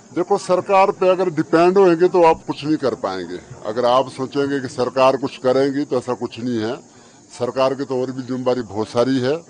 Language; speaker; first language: Hindi; native; Hindi